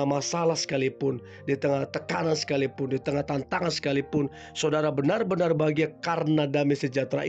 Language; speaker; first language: Indonesian; native; Indonesian